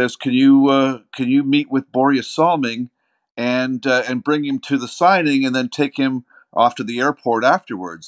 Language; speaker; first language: English; native; English